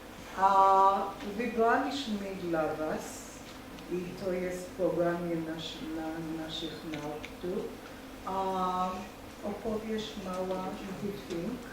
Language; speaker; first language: Polish; non-native, fluent; Hebrew